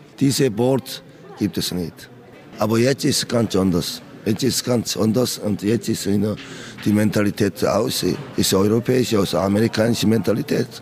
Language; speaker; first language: German; non-native, learner; Korean